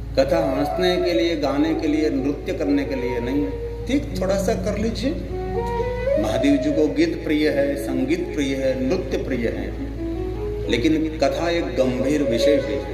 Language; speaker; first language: Hindi; non-native, local second language; Gujarati